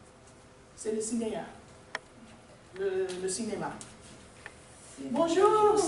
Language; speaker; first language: French; non-native, learner; English